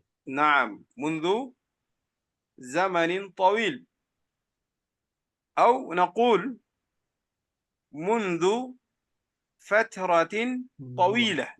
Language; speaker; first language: Arabic; non-native, fluent; Indonesian